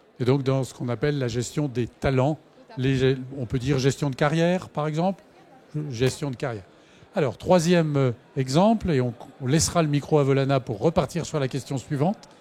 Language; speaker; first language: French; native; French